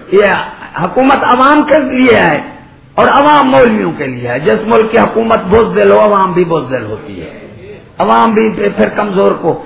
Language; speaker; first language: Urdu; non-native, local second language; Punjabi